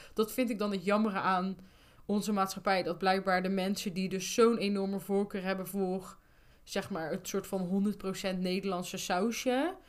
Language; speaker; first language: Dutch; native; Dutch